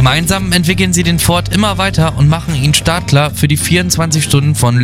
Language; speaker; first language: German; native; German